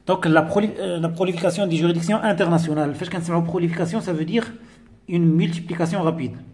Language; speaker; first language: French; non-native, local second language; Arabic